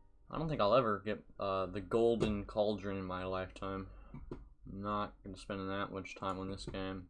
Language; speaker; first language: English; native; English